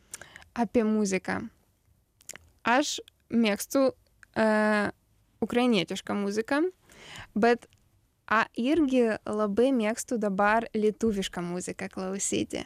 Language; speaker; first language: Lithuanian; non-native, learner; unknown